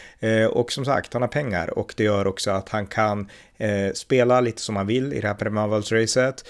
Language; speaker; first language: Swedish; native; Swedish